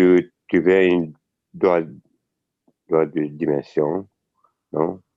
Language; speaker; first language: French; non-native, learner; Italian